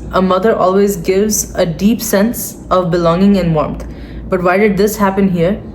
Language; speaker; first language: English; non-native, local second language; Hindi